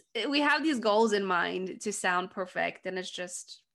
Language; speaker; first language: English; non-native, fluent; Polish